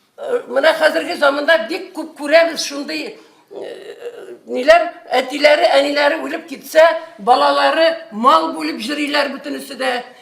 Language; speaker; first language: Tatar; native; Tatar